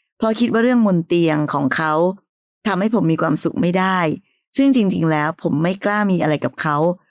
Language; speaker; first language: Thai; native; Thai